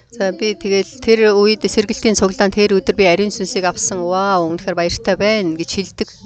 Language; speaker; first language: Mongolian; non-native, fluent; Korean